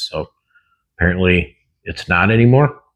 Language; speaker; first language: English; native; English